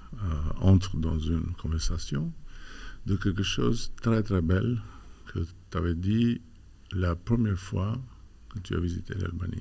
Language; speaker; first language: French; non-native, fluent; Albanian